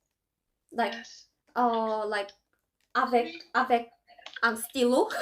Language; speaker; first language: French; non-native, learner; Korean